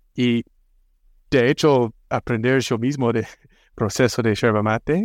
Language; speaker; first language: Spanish; non-native, fluent; English